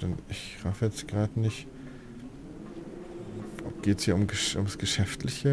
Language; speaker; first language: German; native; German